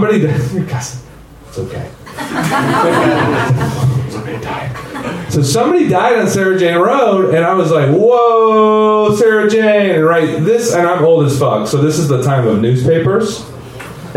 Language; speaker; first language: English; native; English